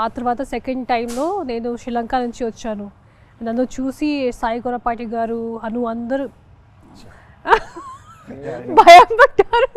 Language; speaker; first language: Telugu; non-native, fluent; Hindi